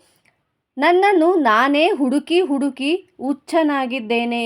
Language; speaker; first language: Kannada; native; Kannada